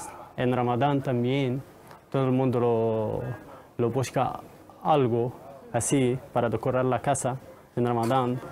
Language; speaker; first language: Spanish; non-native, learner; Arabic